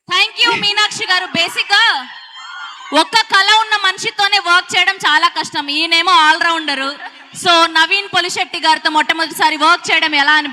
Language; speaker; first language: Telugu; native; Telugu